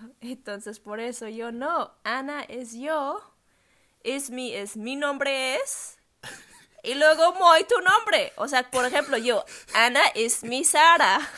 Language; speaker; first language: Spanish; non-native, fluent; German